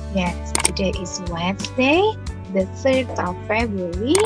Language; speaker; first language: English; non-native, fluent; Indonesian